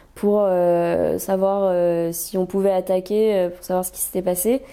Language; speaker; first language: French; native; French